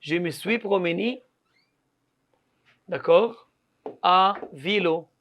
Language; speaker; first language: French; non-native, fluent; Arabic